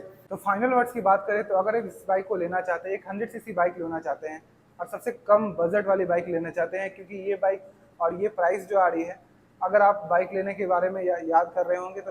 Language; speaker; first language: Hindi; native; Hindi